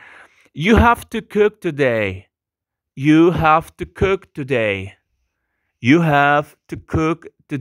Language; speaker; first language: English; non-native, fluent; Spanish